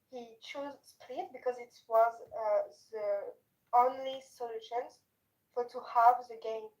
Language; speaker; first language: English; non-native, learner; French